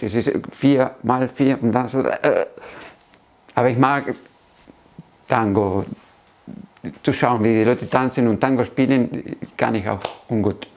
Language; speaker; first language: German; non-native, fluent; Spanish